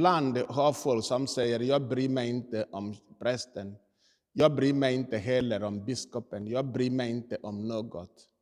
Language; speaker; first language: Swedish; non-native, fluent; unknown